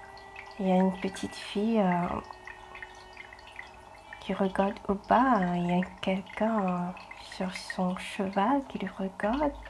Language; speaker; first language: French; non-native, fluent; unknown